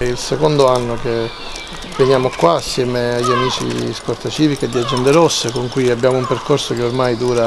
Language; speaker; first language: Italian; native; Italian